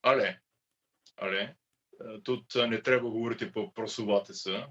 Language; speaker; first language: Ukrainian; non-native, learner; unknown